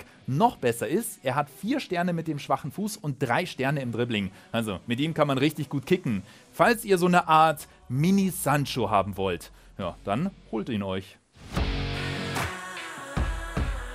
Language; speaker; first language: German; native; German